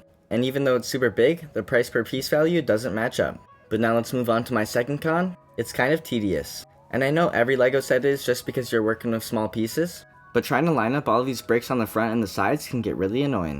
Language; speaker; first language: English; native; English